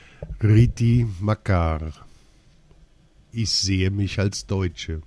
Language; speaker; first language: German; early bilingual, other home language; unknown